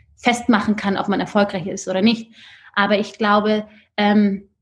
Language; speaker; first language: German; native; German